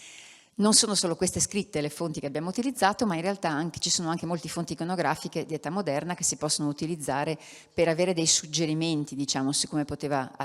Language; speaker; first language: Italian; native; Italian